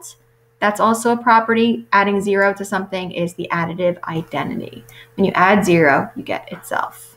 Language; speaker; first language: English; native; English